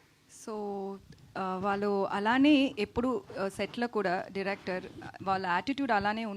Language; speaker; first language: Telugu; non-native, learner; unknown